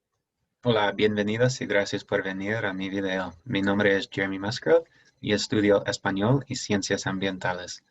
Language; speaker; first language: Spanish; non-native, fluent; English